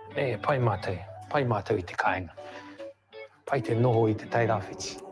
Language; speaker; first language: Māori; non-native, local second language; Cantonese